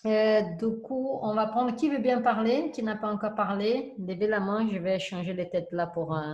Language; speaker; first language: French; non-native, fluent; Portuguese